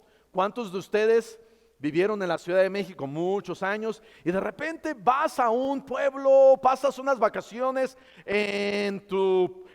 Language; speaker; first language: Spanish; native; Spanish